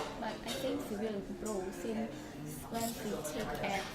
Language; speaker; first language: English; non-native, learner; Khmer